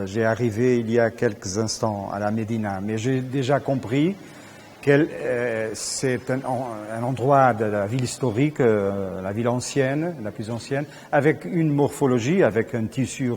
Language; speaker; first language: French; non-native, fluent; Portuguese